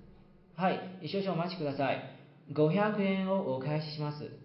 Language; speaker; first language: Japanese; non-native, fluent; Chinese